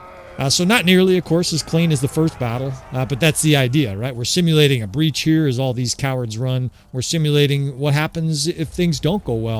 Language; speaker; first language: English; native; English